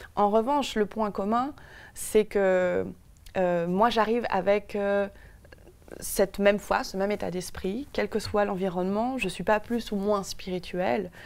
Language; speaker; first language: French; native; French